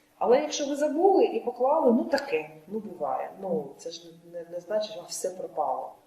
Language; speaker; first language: Ukrainian; non-native, local second language; Russian